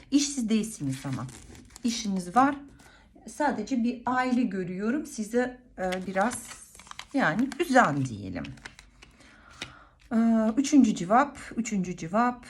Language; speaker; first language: Turkish; non-native, fluent; Russian